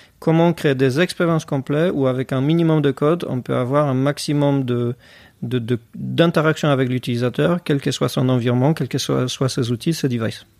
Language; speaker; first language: French; non-native, fluent; Polish